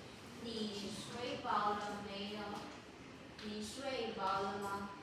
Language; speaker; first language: Chinese; non-native, learner; Filipino